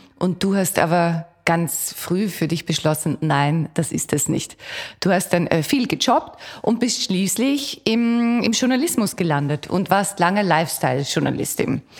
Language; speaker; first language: German; native; German